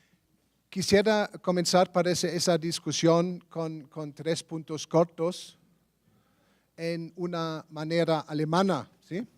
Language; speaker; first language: Spanish; non-native, fluent; German